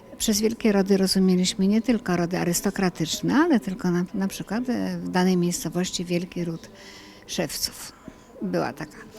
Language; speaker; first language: Polish; native; Polish